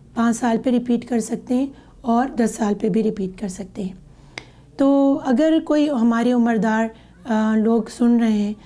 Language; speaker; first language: Urdu; native; Urdu